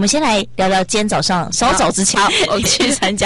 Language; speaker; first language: Chinese; native; Chinese